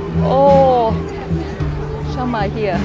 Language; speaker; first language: German; non-native, fluent; Korean